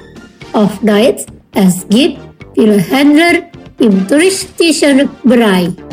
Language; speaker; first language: German; non-native, fluent; Indonesian